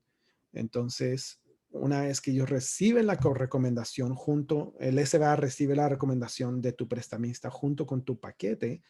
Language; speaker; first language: Spanish; native; Spanish